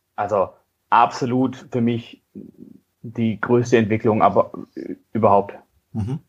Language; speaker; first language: German; native; German